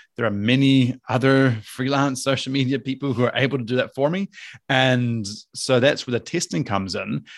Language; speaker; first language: English; native; English